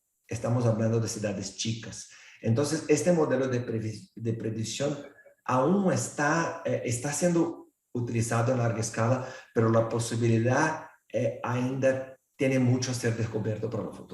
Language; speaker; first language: Spanish; non-native, fluent; Portuguese